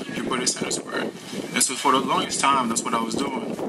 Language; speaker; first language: English; non-native, fluent; Haitian Creole